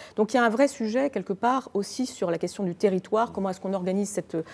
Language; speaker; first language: French; native; French